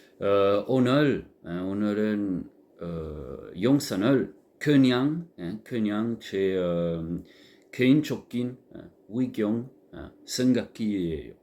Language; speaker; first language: Korean; non-native, learner; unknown